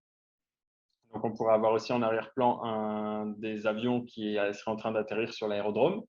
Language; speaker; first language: French; native; French